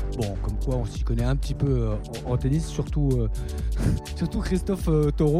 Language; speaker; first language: French; native; French